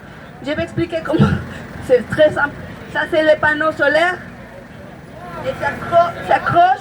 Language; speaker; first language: French; non-native, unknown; Spanish